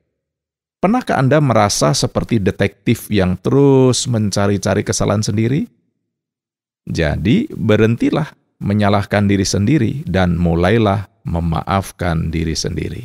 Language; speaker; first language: Indonesian; native; Indonesian